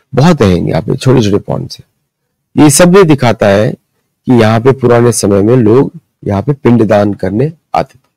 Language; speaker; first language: Hindi; early bilingual, other home language; Marathi